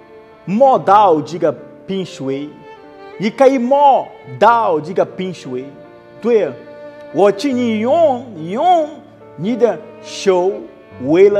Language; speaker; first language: Chinese; non-native, learner; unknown